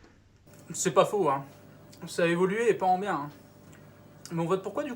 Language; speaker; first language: French; native; French